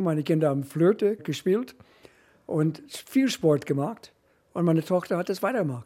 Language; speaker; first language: German; non-native, fluent; English